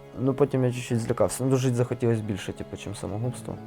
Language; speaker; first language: Ukrainian; native; Ukrainian